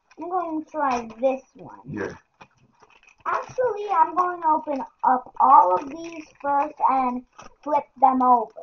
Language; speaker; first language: English; native; English